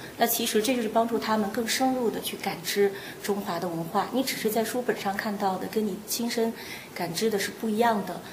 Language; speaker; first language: Chinese; native; Chinese